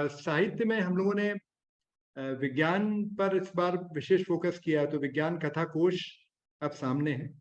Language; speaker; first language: Hindi; native; Hindi